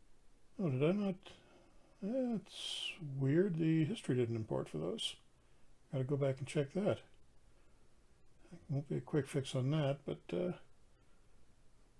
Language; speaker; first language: English; native; English